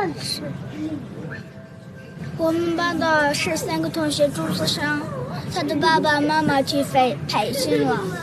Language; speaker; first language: Chinese; non-native, local second language; Uyghur